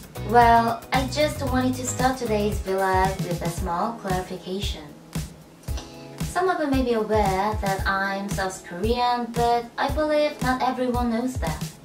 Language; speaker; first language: English; non-native, fluent; Korean